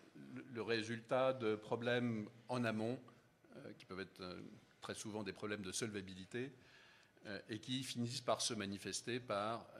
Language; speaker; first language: French; native; French